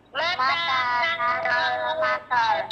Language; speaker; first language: Arabic; non-native, learner; Indonesian